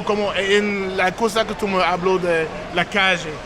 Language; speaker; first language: Spanish; non-native, learner; English